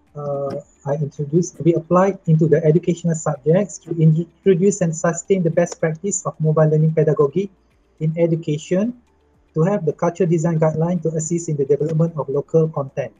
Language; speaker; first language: English; non-native, local second language; Malay